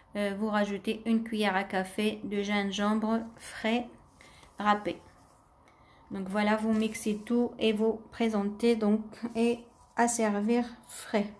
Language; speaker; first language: French; non-native, local second language; Arabic